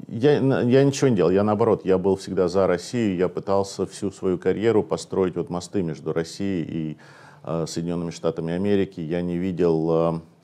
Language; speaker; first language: Russian; native; Russian